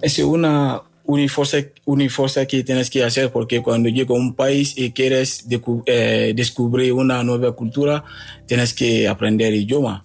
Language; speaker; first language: Spanish; non-native, learner; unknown